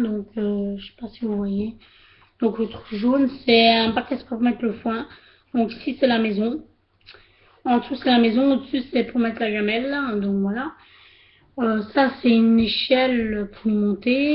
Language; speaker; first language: French; native; French